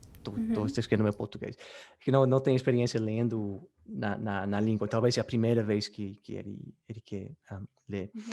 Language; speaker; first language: Portuguese; non-native, fluent; English